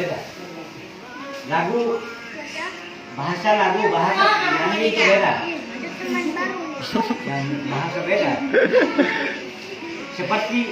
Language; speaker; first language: Indonesian; non-native, learner; Hindi